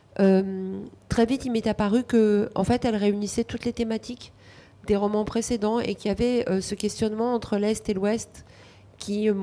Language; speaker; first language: French; non-native, fluent; Romanian